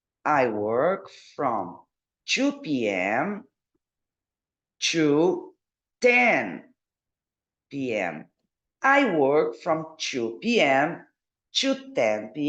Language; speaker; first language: English; non-native, fluent; Portuguese